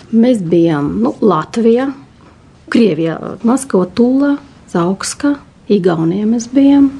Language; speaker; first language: Latvian; non-native, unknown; Russian